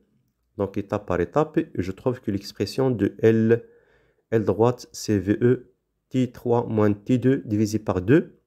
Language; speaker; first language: French; non-native, local second language; Arabic